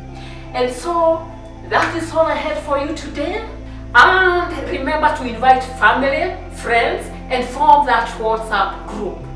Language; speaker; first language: English; non-native, local second language; Swahili